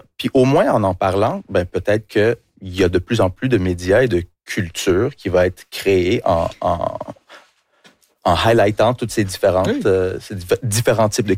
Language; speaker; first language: French; early bilingual, other home language; English